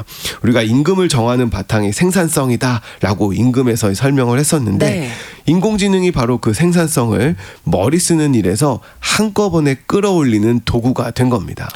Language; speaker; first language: Korean; native; Korean